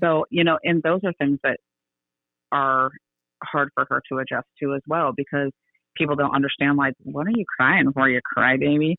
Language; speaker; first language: English; native; English